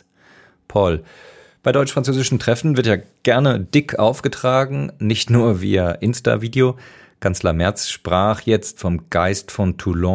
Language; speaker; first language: German; native; German